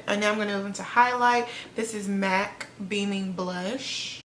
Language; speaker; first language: English; native; English